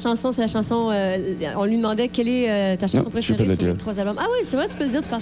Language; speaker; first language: French; native; French